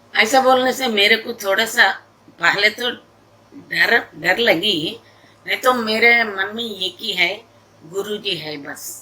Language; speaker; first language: Hindi; non-native, local second language; Telugu